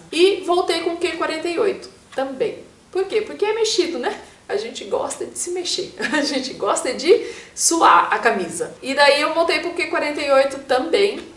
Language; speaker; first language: Portuguese; native; Portuguese